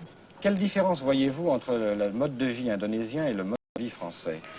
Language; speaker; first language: French; native; French